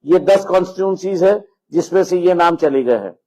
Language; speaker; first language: Hindi; non-native, local second language; Marathi